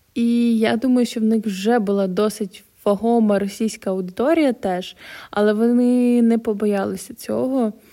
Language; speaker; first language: Ukrainian; non-native, local second language; Russian